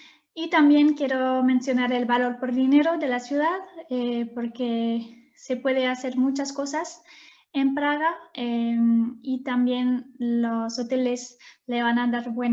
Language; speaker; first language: Spanish; non-native, fluent; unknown